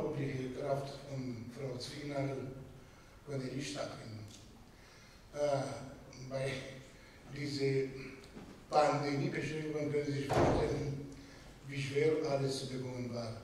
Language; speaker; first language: German; non-native, fluent; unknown